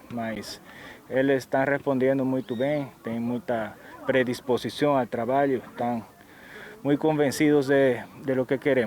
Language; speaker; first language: Portuguese; non-native, fluent; Spanish